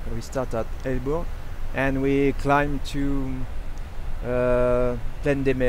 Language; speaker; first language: English; non-native, learner; French